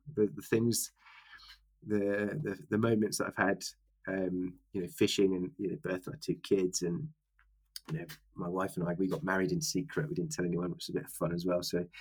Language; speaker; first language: English; native; English